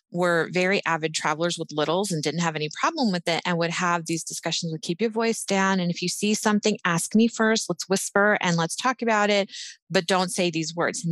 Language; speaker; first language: English; native; English